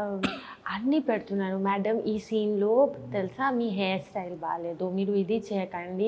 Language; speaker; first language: Telugu; non-native, fluent; Bangla